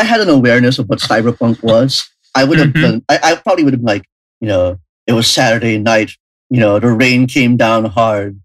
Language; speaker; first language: English; non-native, local second language; Filipino